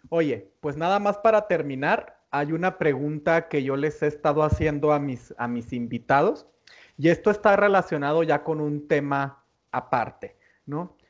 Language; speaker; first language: Spanish; native; Spanish